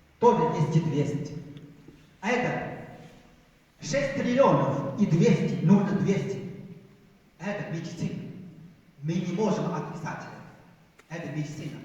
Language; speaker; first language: Russian; non-native, fluent; Chinese